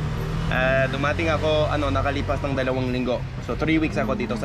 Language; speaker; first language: Filipino; non-native, learner; English